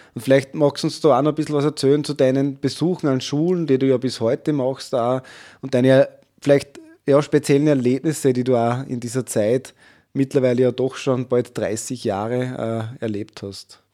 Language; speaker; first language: German; native; German